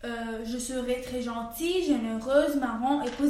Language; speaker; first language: French; non-native, local second language; Arabic